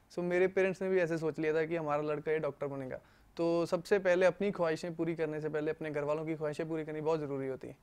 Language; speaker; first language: Hindi; non-native, local second language; Punjabi